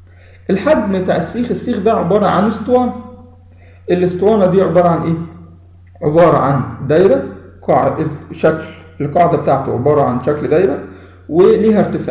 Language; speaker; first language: Arabic; native; Arabic